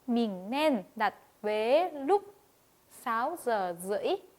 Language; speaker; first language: Vietnamese; non-native, fluent; Korean